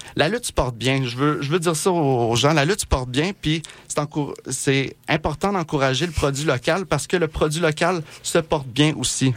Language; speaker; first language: French; native; French